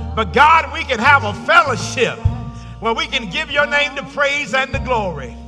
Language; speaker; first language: English; native; English